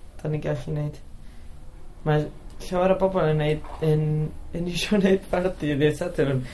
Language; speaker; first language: Welsh; non-native, learner; Spanish